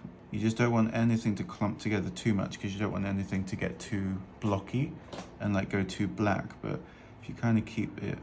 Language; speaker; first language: English; native; English